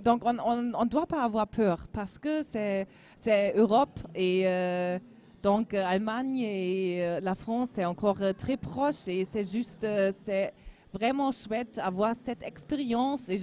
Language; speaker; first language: French; non-native, learner; German